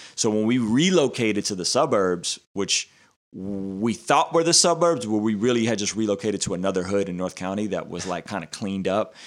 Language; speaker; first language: English; early bilingual, other home language; Russian